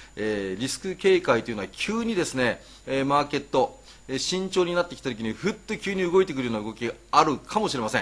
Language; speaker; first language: Japanese; native; Japanese